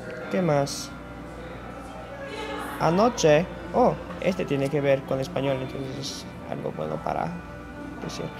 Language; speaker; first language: Spanish; non-native, fluent; English